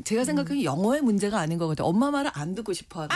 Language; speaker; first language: Korean; native; Korean